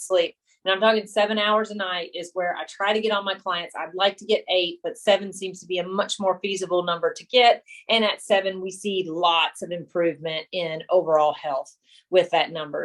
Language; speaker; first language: English; native; English